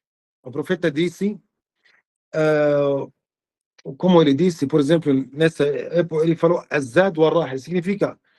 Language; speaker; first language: Portuguese; non-native, fluent; Arabic